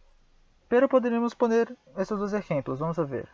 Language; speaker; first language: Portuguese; non-native, fluent; Spanish